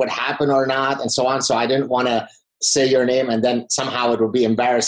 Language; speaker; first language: English; non-native, fluent; Arabic